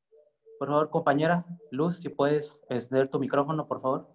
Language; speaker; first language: Spanish; native; Spanish